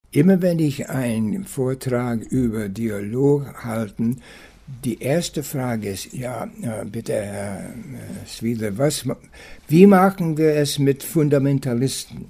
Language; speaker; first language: German; non-native, fluent; English